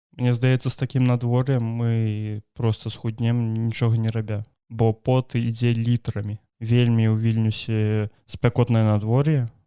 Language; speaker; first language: Belarusian; native; Belarusian